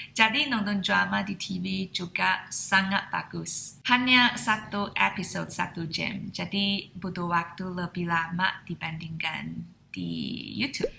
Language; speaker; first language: Indonesian; non-native, fluent; Chinese